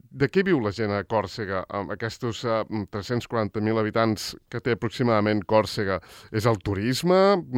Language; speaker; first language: Catalan; native; Catalan